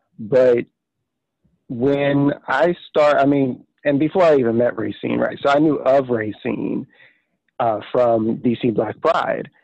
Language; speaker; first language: English; native; English